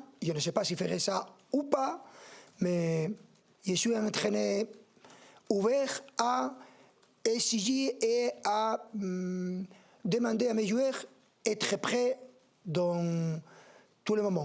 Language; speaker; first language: French; non-native, learner; Spanish